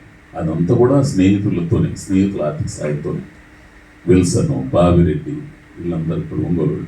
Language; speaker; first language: Telugu; native; Telugu